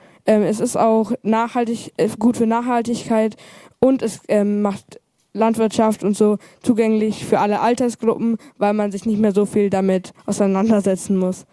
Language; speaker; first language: German; native; German